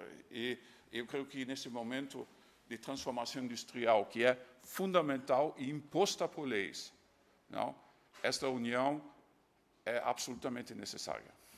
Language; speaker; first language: Portuguese; non-native, fluent; German